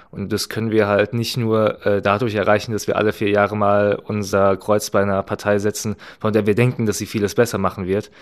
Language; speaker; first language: German; native; German